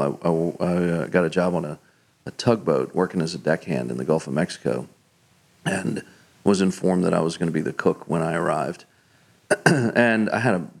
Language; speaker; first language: English; native; English